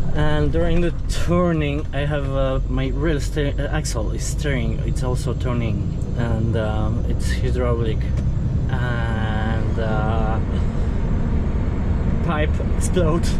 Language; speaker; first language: English; non-native, fluent; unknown